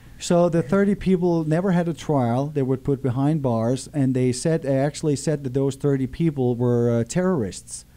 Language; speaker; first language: English; non-native, fluent; Danish